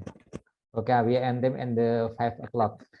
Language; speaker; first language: English; non-native, fluent; Indonesian